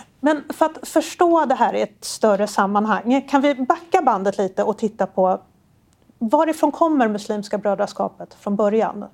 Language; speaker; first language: Swedish; native; Swedish